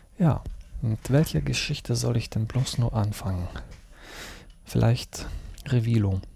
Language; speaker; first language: German; early bilingual, other home language; Russian